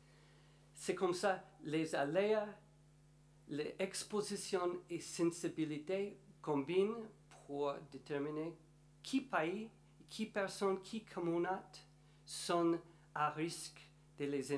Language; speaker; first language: French; non-native, learner; English